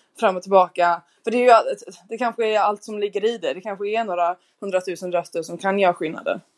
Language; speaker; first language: Swedish; non-native, fluent; English